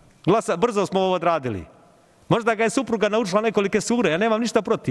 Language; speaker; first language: Serbian; native; Serbian